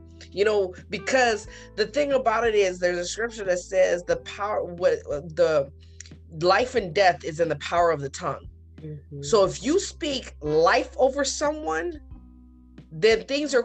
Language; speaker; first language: English; native; English